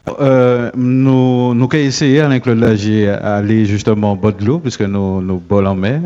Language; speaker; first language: French; native; French